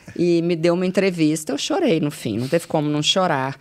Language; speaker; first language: Portuguese; native; Portuguese